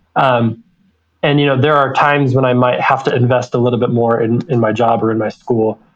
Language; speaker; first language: English; native; English